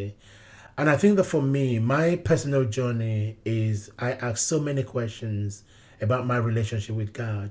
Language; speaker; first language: English; non-native, local second language; Yoruba